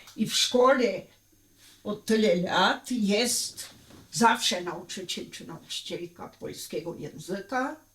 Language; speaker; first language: Polish; early bilingual, heritage; Polish